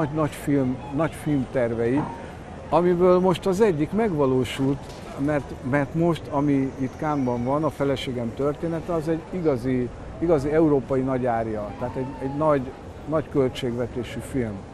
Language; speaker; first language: Hungarian; native; Hungarian